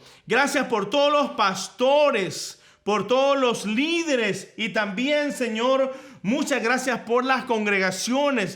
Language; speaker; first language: Spanish; native; Spanish